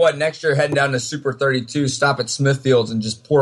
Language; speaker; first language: English; native; English